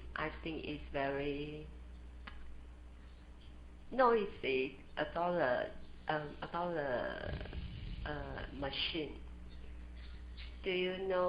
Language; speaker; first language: English; non-native, learner; Chinese